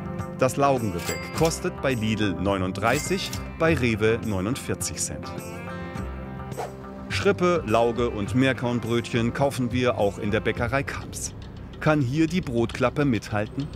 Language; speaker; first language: German; native; German